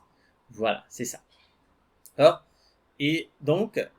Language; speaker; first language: French; non-native, fluent; Portuguese